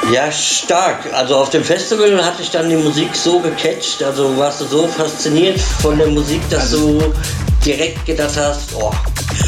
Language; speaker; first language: German; native; German